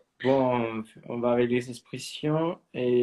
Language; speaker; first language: French; non-native, fluent; Spanish